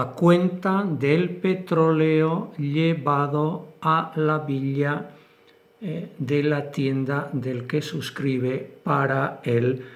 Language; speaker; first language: Spanish; non-native, local second language; Basque